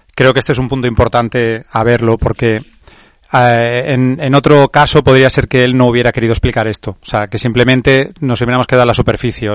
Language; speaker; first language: Spanish; non-native, local second language; Catalan